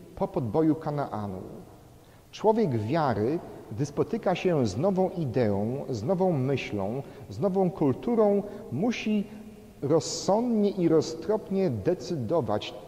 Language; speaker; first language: Polish; native; Polish